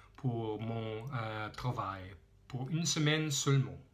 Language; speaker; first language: French; non-native, learner; English